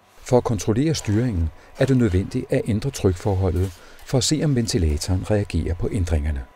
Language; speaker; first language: Danish; native; Danish